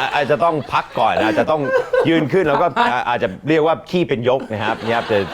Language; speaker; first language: Thai; early bilingual, other home language; English